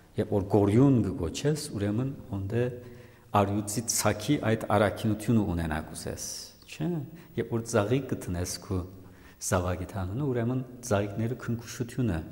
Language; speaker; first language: Armenian; native; Armenian